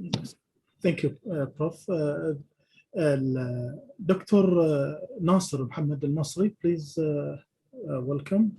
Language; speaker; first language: English; non-native, fluent; Arabic